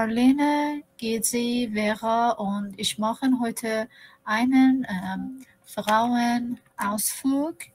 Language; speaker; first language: German; non-native, learner; Persian